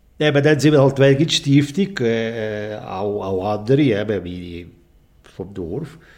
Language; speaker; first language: German; native; German